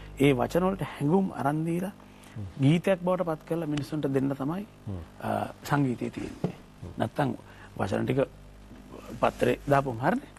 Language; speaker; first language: Sinhala; native; Sinhala